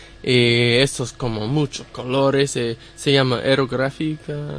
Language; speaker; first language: Spanish; non-native, learner; English